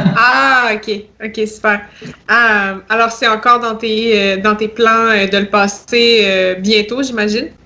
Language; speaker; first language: French; native; French